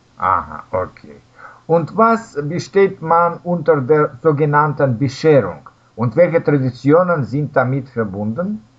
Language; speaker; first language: German; non-native, learner; Russian